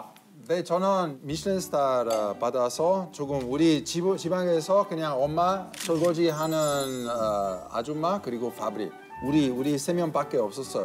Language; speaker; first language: Korean; non-native, learner; Italian